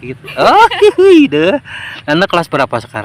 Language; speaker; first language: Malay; non-native, local second language; Sundanese